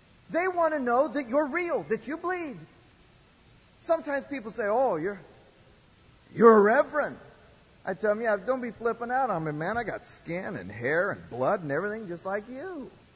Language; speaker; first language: English; native; English